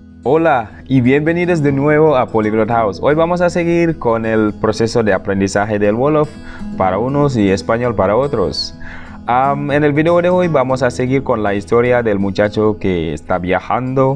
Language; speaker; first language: Spanish; non-native, fluent; Wolof